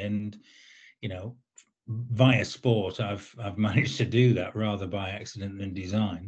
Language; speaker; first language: English; native; English